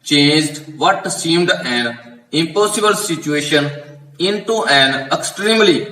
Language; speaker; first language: English; non-native, local second language; Punjabi